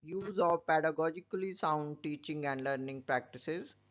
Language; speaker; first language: English; non-native, local second language; Punjabi